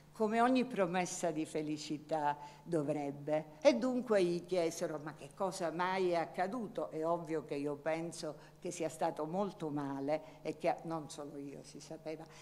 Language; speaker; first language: Italian; native; Italian